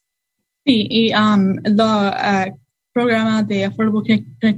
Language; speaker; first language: Spanish; non-native, learner; English